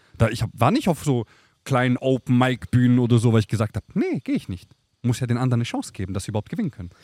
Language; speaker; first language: German; early bilingual, other home language; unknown